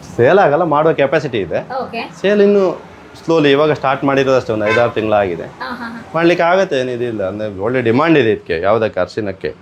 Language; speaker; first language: Kannada; native; Kannada